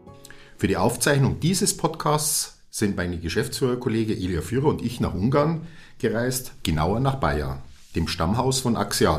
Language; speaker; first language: German; native; German